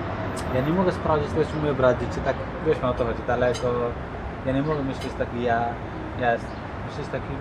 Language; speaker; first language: Polish; non-native, learner; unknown